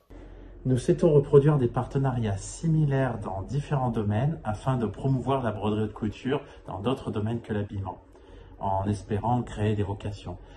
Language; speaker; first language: French; native; French